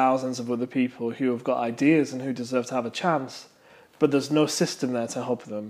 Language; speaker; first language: English; native; English